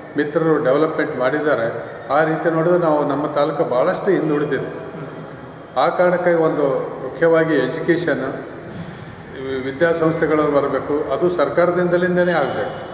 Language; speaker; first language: Kannada; native; Kannada